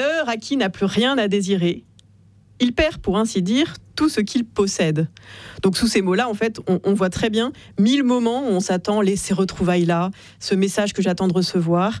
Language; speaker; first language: French; native; French